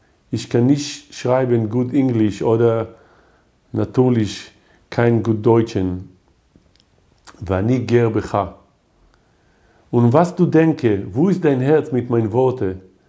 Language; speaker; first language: German; non-native, learner; Hebrew